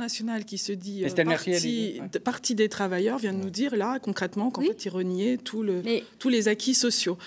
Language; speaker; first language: French; native; French